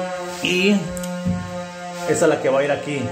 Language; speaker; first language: Spanish; native; Spanish